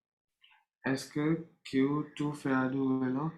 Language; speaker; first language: French; non-native, learner; Sinhala